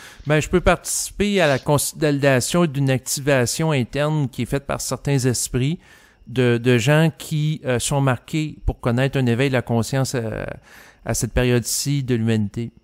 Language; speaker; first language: French; native; French